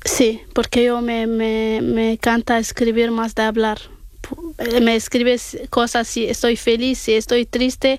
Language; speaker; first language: Spanish; non-native, learner; Arabic